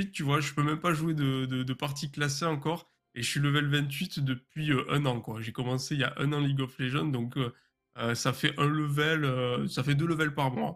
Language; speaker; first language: French; native; French